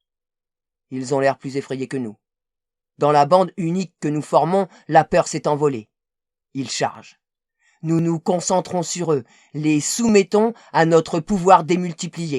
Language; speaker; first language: French; native; French